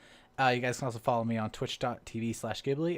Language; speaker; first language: English; native; English